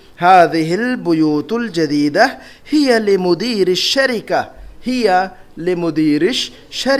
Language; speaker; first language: Arabic; non-native, fluent; Urdu